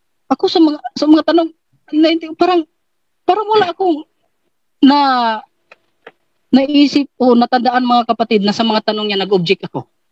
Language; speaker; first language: Filipino; non-native, local second language; Cebuano